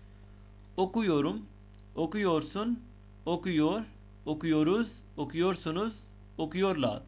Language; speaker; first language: Turkish; non-native, fluent; Urdu